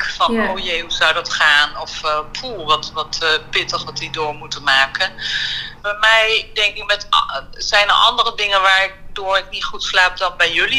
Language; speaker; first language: Dutch; native; Dutch